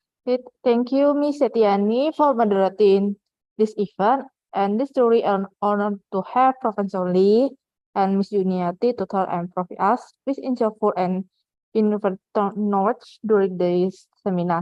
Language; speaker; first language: English; non-native, fluent; Indonesian